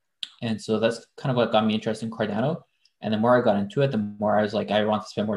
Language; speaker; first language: English; non-native, fluent; French